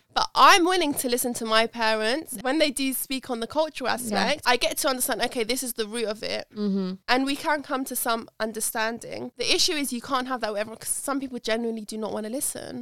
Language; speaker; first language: English; early bilingual, other home language; Arabic